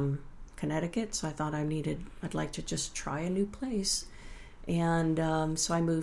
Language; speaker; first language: English; native; English